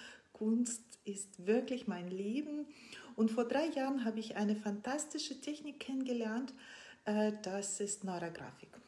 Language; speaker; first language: German; non-native, fluent; Russian